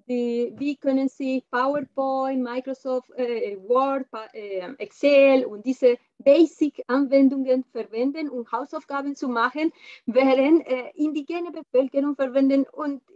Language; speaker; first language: German; non-native, fluent; Spanish